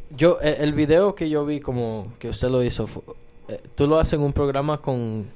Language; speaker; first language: Spanish; early bilingual, heritage; Spanish